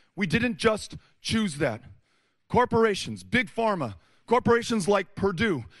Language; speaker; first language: English; native; English